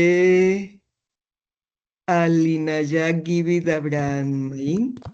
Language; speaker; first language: Turkish; non-native, learner; Spanish